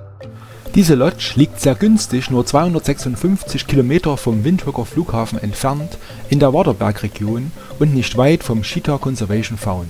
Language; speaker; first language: German; native; German